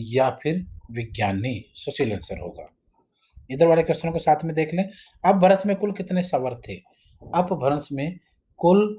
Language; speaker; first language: Hindi; native; Hindi